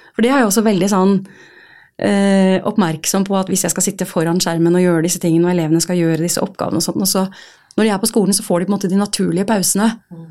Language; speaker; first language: Norwegian; native; Norwegian